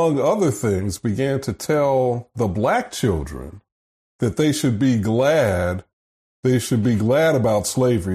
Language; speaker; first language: English; native; English